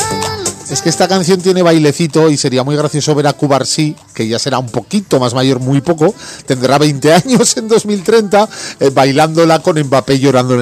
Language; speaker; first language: Spanish; native; Spanish